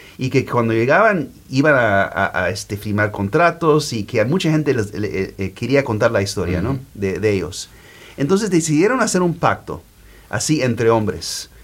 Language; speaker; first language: Spanish; early bilingual, heritage; Spanish